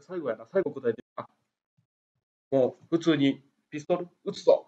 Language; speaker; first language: Japanese; native; Japanese